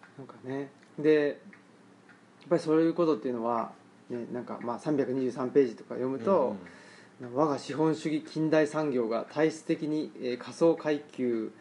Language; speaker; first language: Japanese; native; Japanese